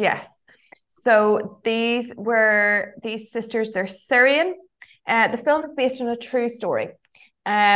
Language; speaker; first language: English; native; English